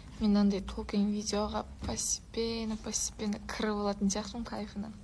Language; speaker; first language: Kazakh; non-native, local second language; Uyghur